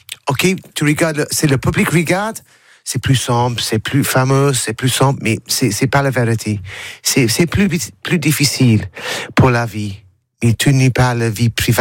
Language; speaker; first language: French; non-native, learner; English